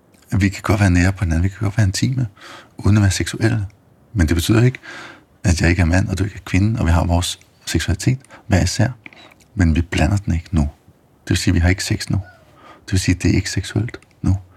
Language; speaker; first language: Danish; native; Danish